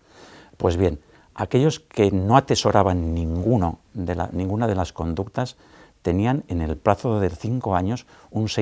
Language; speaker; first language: Spanish; native; Spanish